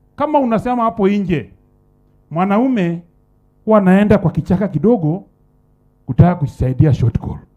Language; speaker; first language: Swahili; non-native, local second language; Luyia